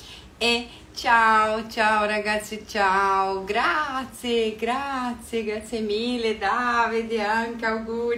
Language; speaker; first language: Italian; non-native, fluent; Portuguese